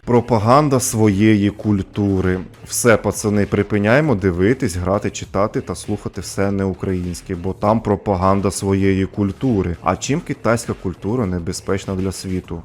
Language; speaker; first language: Ukrainian; non-native, local second language; Russian